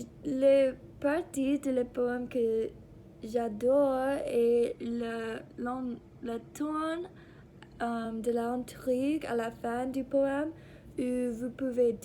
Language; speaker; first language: French; non-native, learner; English